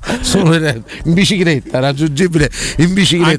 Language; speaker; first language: Italian; native; Italian